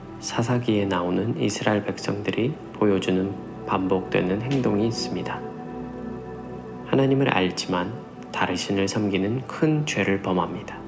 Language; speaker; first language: Korean; native; Korean